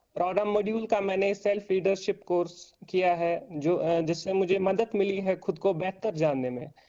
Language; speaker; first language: Hindi; native; Hindi